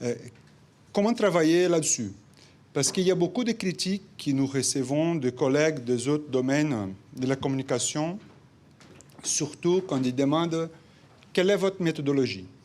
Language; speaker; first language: French; non-native, fluent; Portuguese